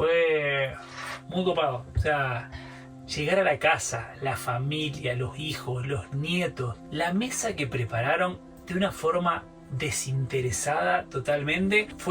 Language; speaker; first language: Spanish; native; Spanish